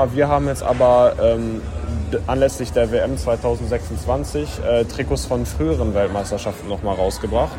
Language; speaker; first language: German; native; German